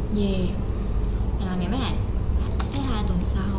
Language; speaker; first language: Korean; non-native, fluent; Vietnamese